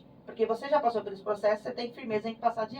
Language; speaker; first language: Portuguese; native; Portuguese